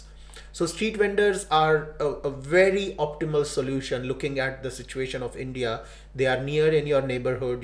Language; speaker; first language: English; non-native, local second language; Gujarati